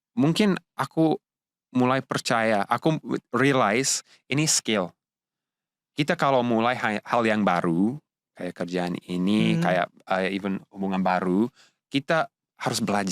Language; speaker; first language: Indonesian; non-native, fluent; English